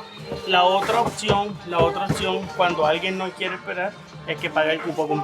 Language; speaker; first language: Spanish; native; Spanish